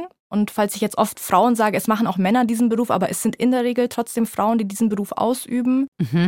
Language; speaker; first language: German; native; German